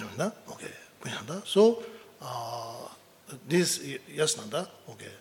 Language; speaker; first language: Russian; non-native, learner; Tibetan